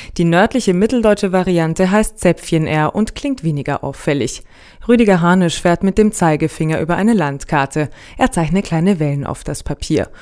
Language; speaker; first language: German; native; German